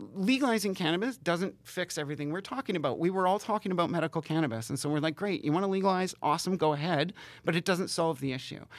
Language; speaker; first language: English; native; English